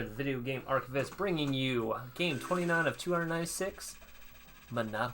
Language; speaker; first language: English; native; English